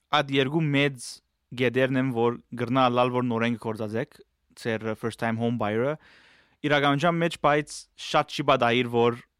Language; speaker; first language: Armenian; early bilingual, heritage; Armenian